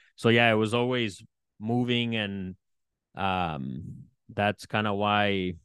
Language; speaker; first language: English; early bilingual, other home language; Spanish